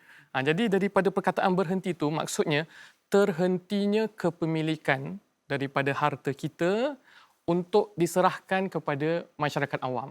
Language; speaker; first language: Malay; native; Malay